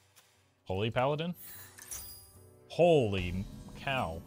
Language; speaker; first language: English; native; English